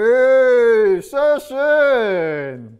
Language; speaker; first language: German; non-native, learner; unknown